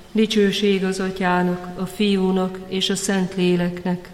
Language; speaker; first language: Hungarian; native; Hungarian